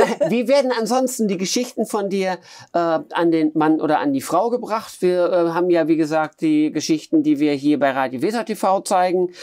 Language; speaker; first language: German; native; German